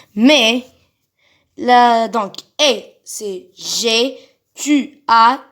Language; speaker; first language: French; non-native, local second language; Arabic